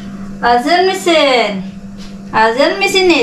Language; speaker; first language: Turkish; non-native, learner; Filipino